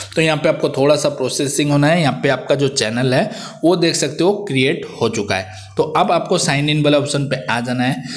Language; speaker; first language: Hindi; native; Hindi